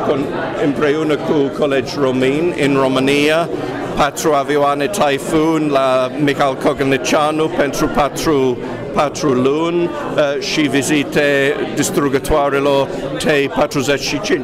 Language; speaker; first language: Romanian; non-native, fluent; English